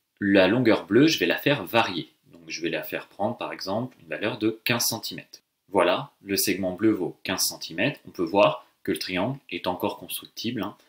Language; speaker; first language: French; native; French